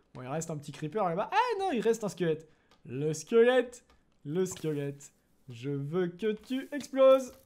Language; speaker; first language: French; native; French